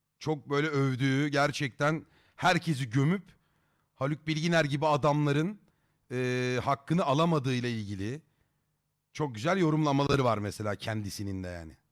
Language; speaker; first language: Turkish; native; Turkish